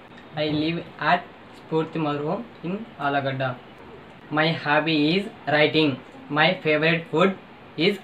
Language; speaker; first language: English; non-native, learner; Telugu